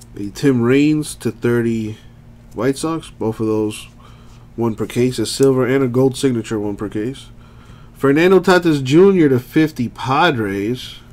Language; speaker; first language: English; native; English